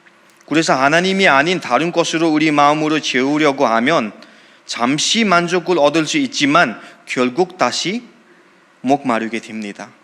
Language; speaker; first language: Korean; non-native, fluent; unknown